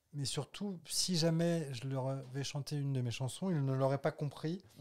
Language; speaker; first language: French; native; French